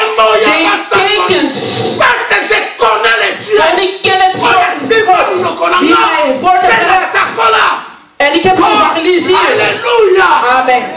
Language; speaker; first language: Dutch; non-native, learner; Lingala